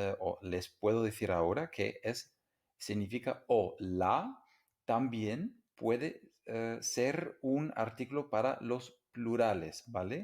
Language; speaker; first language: Spanish; non-native, fluent; English